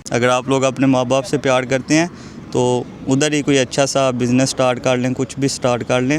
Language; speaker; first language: Urdu; non-native, local second language; Punjabi